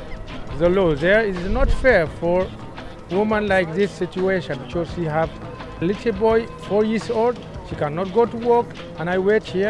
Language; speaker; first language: English; non-native, learner; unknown